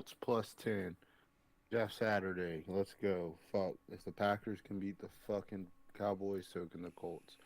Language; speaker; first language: English; native; English